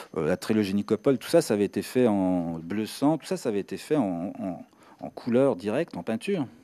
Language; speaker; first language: French; non-native, fluent; Serbian